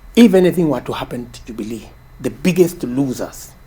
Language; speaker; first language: English; non-native, local second language; Kalenjin